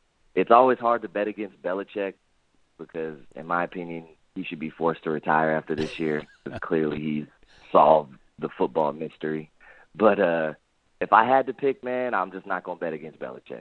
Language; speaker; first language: English; native; English